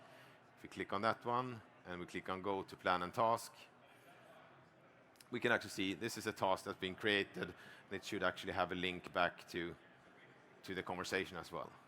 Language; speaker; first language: English; non-native, fluent; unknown